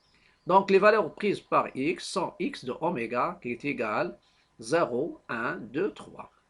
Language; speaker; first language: French; non-native, local second language; Arabic